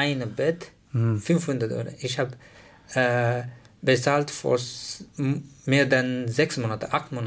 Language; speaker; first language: German; non-native, learner; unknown